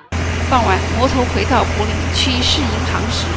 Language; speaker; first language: Chinese; native; Chinese